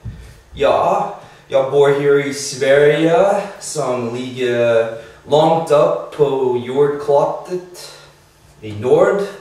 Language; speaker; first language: Swedish; non-native, fluent; English